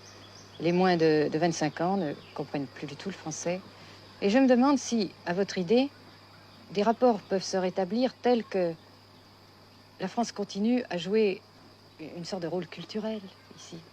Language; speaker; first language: French; native; French